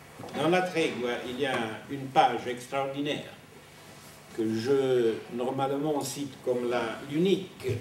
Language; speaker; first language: French; non-native, fluent; Italian